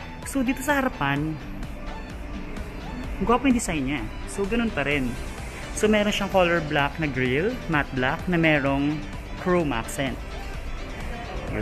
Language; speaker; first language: Filipino; native; Filipino